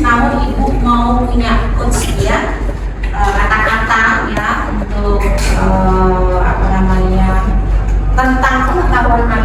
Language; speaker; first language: Indonesian; native; Indonesian